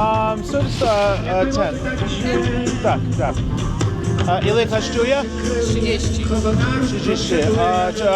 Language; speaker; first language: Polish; non-native, learner; English